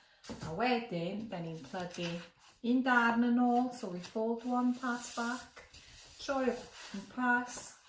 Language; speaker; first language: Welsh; native; Welsh